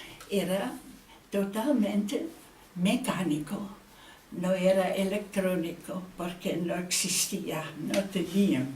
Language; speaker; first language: Catalan; non-native, fluent; Dutch